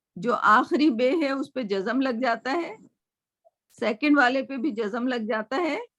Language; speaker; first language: Urdu; native; Urdu